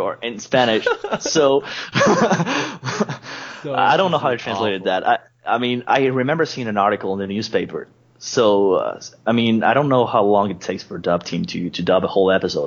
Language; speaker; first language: English; non-native, fluent; Spanish